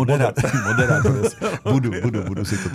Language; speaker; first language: Czech; native; Czech